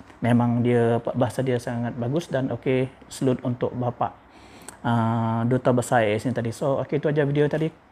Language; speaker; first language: Malay; native; Malay